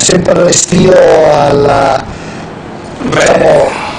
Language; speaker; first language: Italian; native; Italian